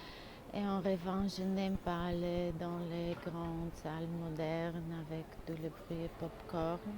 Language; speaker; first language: French; non-native, learner; Bulgarian